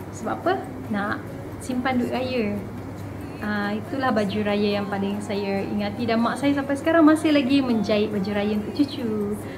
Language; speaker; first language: Malay; native; Malay